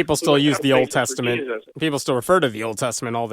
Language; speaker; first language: English; native; English